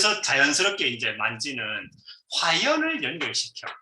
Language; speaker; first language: Korean; native; Korean